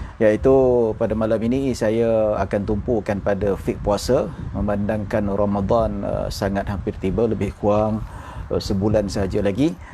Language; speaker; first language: Malay; native; Malay